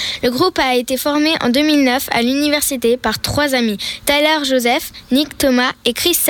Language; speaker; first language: French; native; French